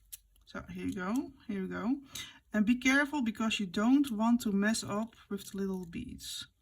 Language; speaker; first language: English; non-native, fluent; Dutch